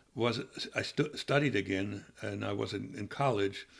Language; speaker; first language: English; non-native, fluent; German